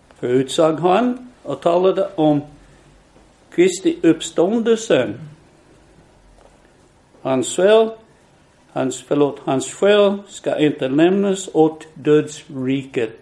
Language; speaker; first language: Swedish; non-native, fluent; English